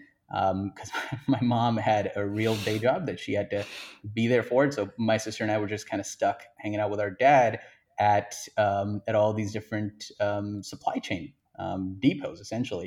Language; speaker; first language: English; non-native, local second language; Hindi